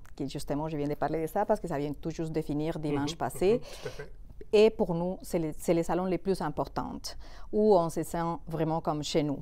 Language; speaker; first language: French; non-native, fluent; Spanish